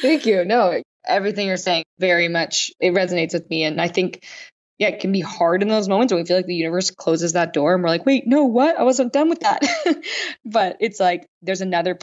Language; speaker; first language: English; native; English